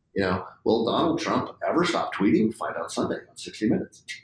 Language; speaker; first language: English; native; English